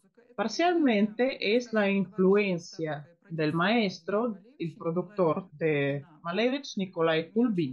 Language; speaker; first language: Spanish; non-native, fluent; Russian